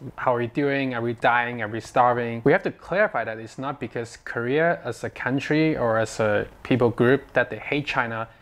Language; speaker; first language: English; non-native, fluent; Chinese